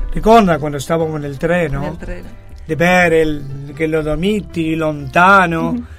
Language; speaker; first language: Italian; non-native, fluent; Spanish